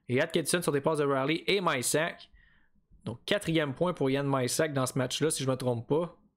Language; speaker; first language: French; native; French